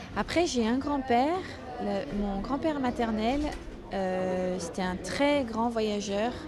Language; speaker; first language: French; non-native, fluent; Dutch